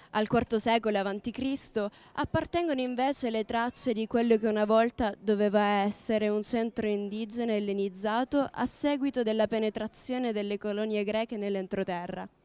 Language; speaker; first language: Italian; native; Italian